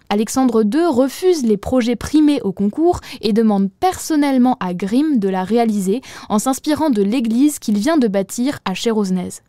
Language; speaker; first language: French; native; French